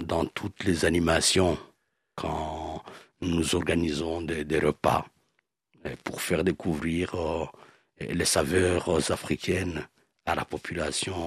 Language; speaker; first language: French; non-native, local second language; Swahili